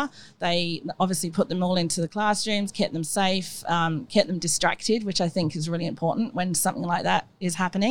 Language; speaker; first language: English; native; English